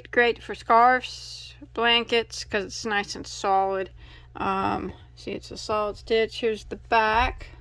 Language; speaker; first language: English; native; English